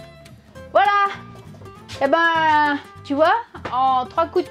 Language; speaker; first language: French; native; French